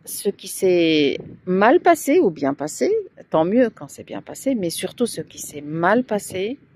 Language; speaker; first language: French; non-native, local second language; Arabic